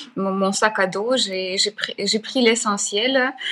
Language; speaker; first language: French; non-native, fluent; Ukrainian